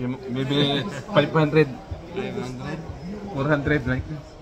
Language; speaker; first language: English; non-native, local second language; Filipino